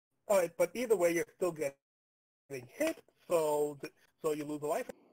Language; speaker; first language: English; native; English